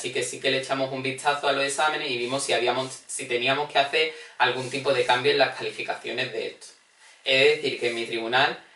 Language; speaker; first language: Spanish; native; Spanish